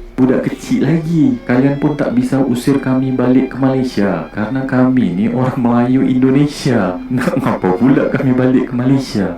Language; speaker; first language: Malay; native; Malay